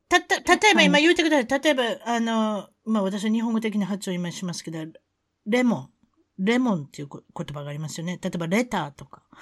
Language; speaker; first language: Japanese; native; Japanese